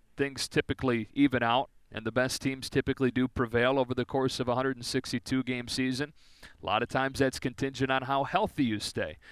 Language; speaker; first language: English; native; English